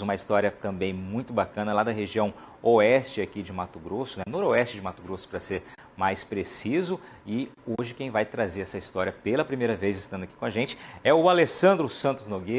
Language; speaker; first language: Portuguese; native; Portuguese